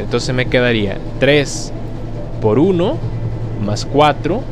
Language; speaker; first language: Spanish; native; Spanish